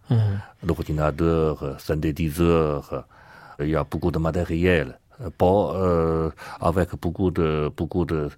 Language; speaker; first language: French; non-native, learner; Chinese